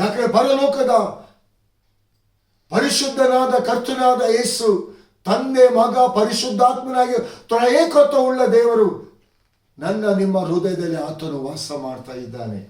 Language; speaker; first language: Kannada; native; Kannada